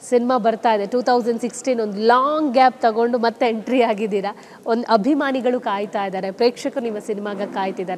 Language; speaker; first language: Kannada; native; Kannada